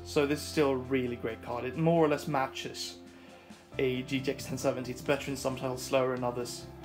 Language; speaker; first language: English; non-native, fluent; Swedish